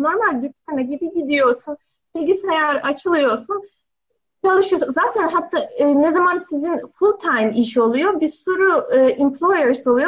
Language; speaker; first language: Turkish; non-native, learner; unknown